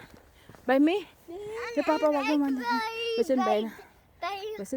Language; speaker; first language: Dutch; non-native, learner; Filipino